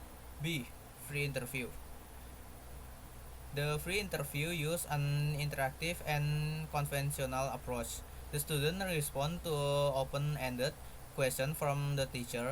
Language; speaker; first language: English; non-native, learner; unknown